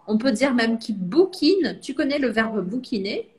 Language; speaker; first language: French; non-native, fluent; Portuguese